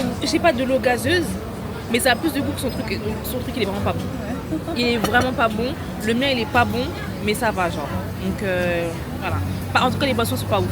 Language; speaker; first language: French; native; French